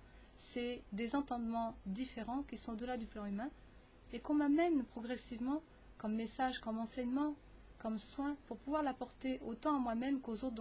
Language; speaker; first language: French; native; French